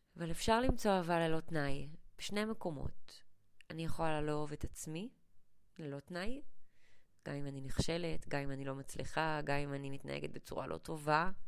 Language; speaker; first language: Hebrew; early bilingual, other home language; English